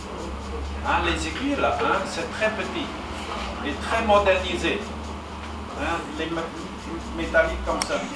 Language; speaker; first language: French; non-native, fluent; Chinese